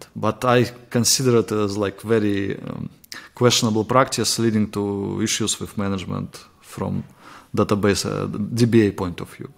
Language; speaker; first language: English; non-native, fluent; Russian